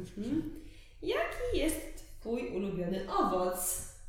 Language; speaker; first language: Polish; native; Polish